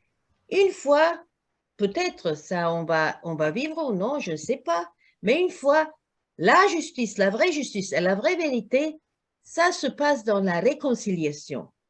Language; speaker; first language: French; non-native, learner; Croatian